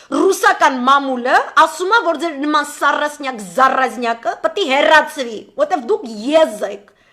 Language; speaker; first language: Armenian; native; Armenian